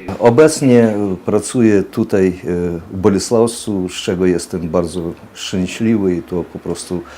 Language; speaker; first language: Polish; early bilingual, heritage; Polish